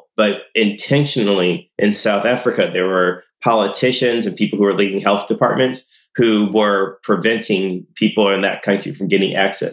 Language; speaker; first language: English; native; English